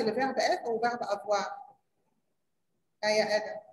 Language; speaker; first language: French; non-native, learner; Arabic